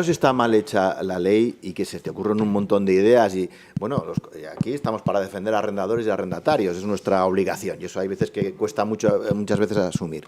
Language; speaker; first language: Spanish; native; Spanish